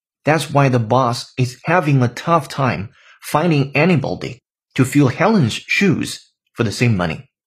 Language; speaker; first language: English; non-native, fluent; Chinese